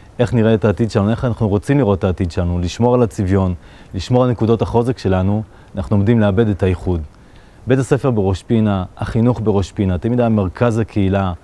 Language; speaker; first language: Hebrew; native; Hebrew